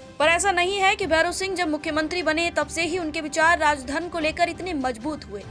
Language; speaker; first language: Hindi; native; Hindi